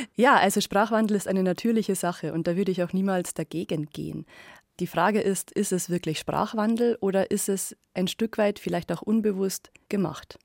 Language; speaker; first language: German; native; German